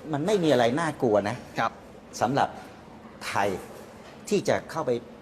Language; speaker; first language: Thai; native; Thai